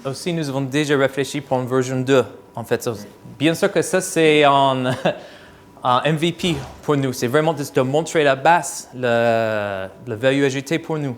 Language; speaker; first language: French; non-native, fluent; English